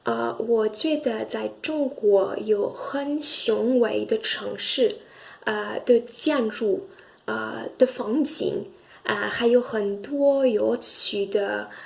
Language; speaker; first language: Chinese; non-native, learner; French